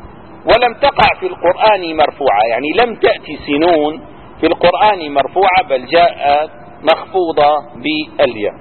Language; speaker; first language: Arabic; native; Arabic